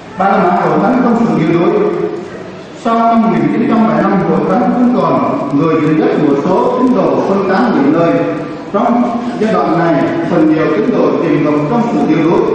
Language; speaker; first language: Vietnamese; non-native, local second language; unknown